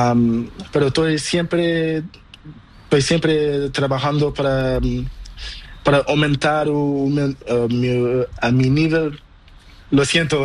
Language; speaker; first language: Spanish; non-native, learner; Portuguese